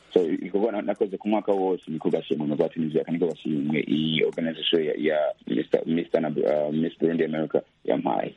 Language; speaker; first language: Rundi; early bilingual, heritage; Rundi